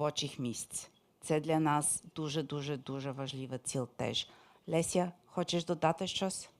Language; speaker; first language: Ukrainian; non-native, fluent; English